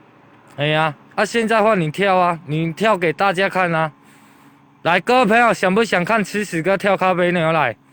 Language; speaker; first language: Chinese; native; Chinese